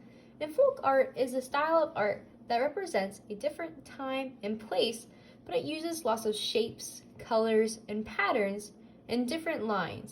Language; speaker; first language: English; native; English